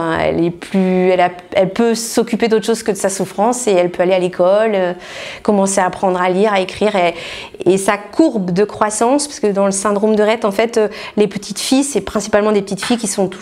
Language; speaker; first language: French; native; French